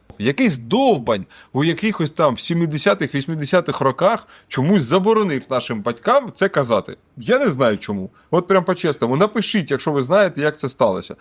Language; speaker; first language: Ukrainian; non-native, local second language; Russian